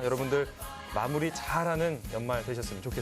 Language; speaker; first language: Korean; native; Korean